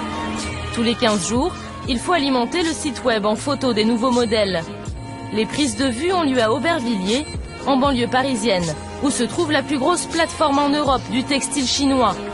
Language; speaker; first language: French; native; French